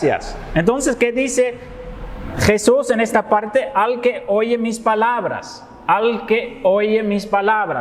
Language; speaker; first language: Spanish; non-native, fluent; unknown